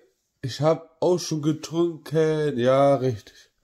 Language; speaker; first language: German; non-native, learner; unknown